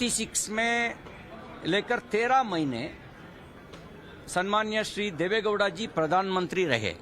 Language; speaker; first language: Hindi; non-native, local second language; Kannada